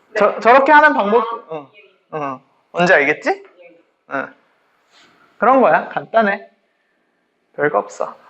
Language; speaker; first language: Korean; native; Korean